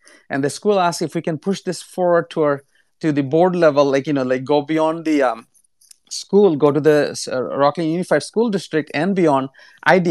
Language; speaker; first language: English; non-native, local second language; Bangla